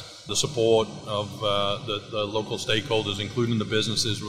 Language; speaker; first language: English; native; English